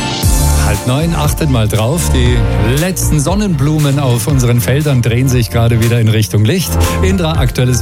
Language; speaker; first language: German; native; German